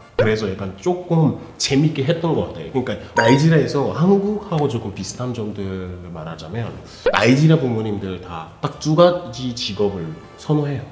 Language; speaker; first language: Korean; non-native, fluent; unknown